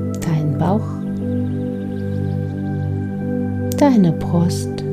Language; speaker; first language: German; native; German